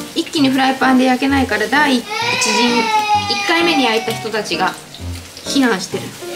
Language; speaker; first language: Japanese; native; Japanese